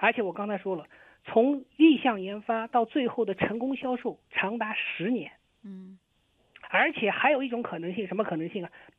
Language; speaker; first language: Chinese; native; Chinese